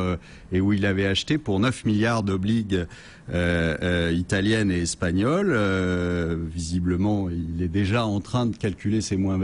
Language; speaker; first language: French; native; French